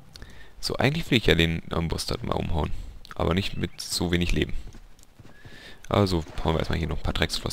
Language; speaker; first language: German; native; German